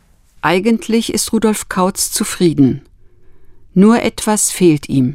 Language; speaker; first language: German; native; German